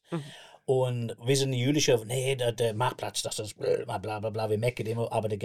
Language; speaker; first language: German; non-native, learner; English